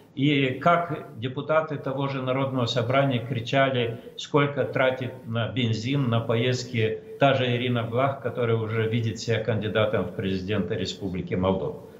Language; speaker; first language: Russian; non-native, local second language; Romanian